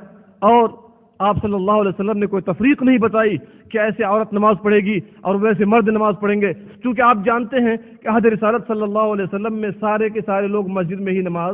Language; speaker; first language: Urdu; native; Urdu